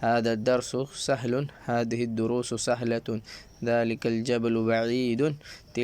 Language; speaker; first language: Arabic; non-native, fluent; Urdu